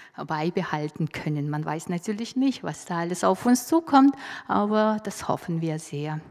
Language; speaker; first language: German; non-native, fluent; Mongolian